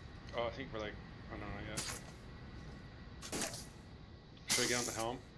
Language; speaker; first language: English; native; English